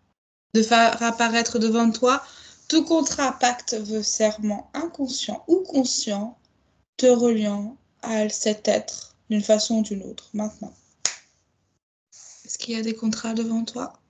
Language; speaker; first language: French; native; French